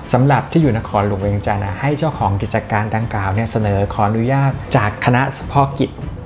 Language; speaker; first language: Thai; native; Thai